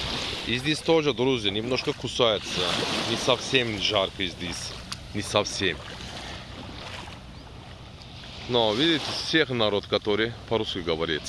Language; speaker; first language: Russian; non-native, learner; Turkish